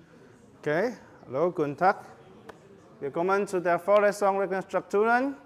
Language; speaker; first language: German; non-native, fluent; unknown